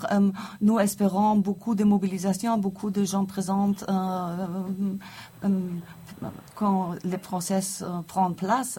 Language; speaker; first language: French; non-native, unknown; German